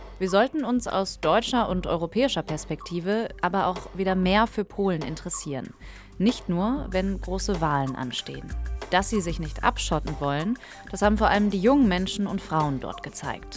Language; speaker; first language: German; native; German